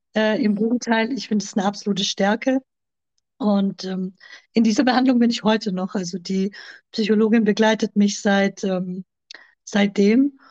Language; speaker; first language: German; native; German